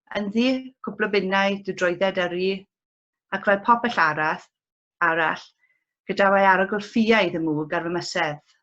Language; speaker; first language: Welsh; non-native, local second language; English